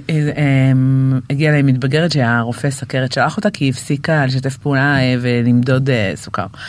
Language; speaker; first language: Hebrew; native; Hebrew